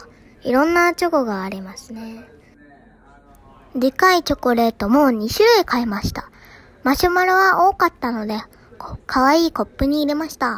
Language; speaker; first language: Japanese; early bilingual, other home language; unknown